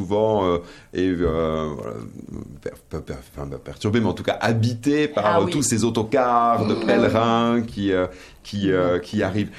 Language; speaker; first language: French; native; French